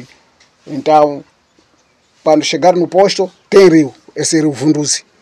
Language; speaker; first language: Portuguese; non-native, local second language; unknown